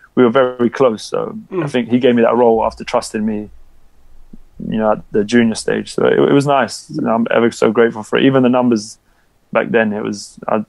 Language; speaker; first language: English; early bilingual, other home language; Albanian